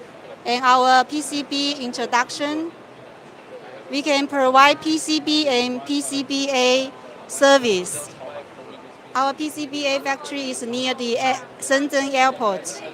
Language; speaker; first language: English; non-native, local second language; Chinese